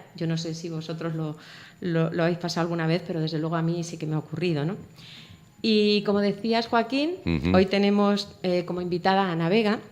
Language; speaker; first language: Spanish; native; Spanish